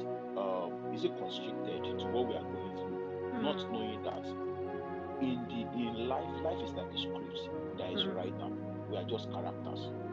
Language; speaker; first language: English; non-native, local second language; Yoruba